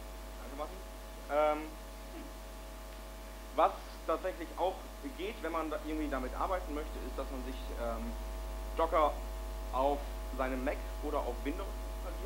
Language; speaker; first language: German; native; German